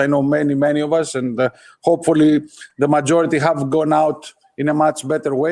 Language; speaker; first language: English; non-native, fluent; Greek